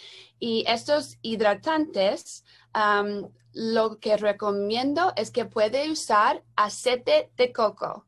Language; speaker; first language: Spanish; non-native, learner; English